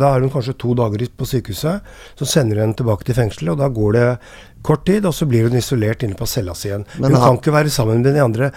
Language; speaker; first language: Norwegian; native; Norwegian